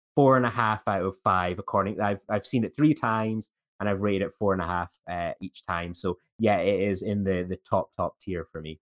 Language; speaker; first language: English; native; English